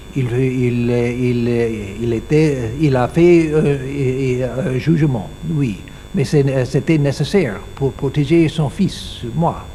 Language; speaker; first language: French; non-native, learner; English